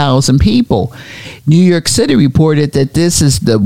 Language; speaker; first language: English; native; English